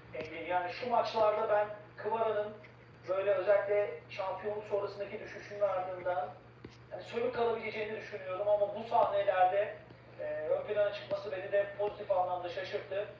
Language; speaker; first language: Turkish; native; Turkish